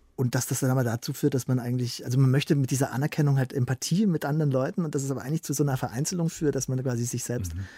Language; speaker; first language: German; native; German